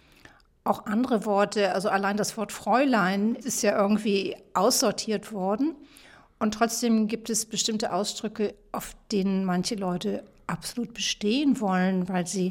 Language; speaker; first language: German; native; German